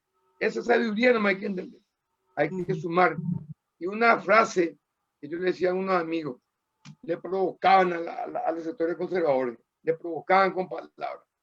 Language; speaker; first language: Spanish; native; Spanish